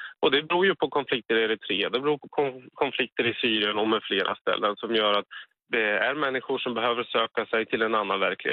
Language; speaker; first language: Swedish; native; Swedish